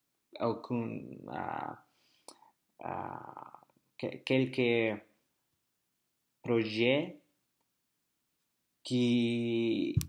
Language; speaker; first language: French; non-native, learner; Spanish